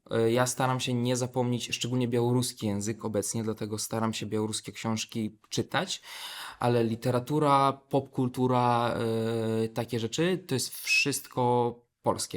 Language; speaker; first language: Polish; non-native, fluent; Belarusian